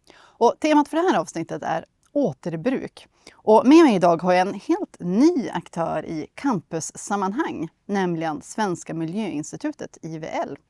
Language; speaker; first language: Swedish; native; Swedish